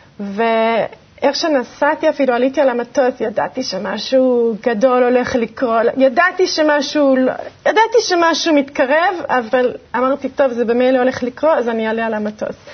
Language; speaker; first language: Hebrew; early bilingual, other home language; English